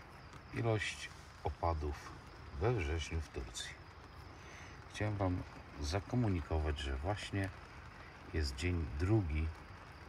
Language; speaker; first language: Polish; native; Polish